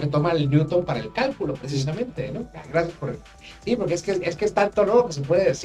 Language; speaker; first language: Spanish; native; Spanish